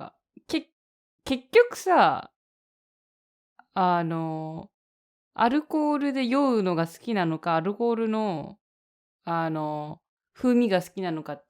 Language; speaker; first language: Japanese; native; Japanese